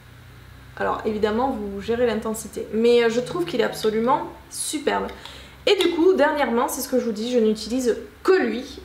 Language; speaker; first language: French; native; French